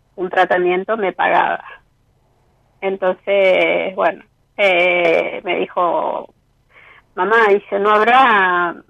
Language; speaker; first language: Spanish; native; Spanish